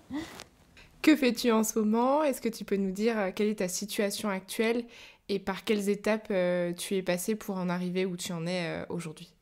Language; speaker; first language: French; native; French